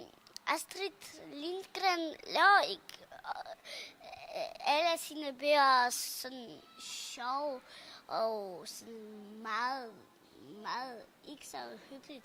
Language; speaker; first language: Danish; early bilingual, other home language; Polish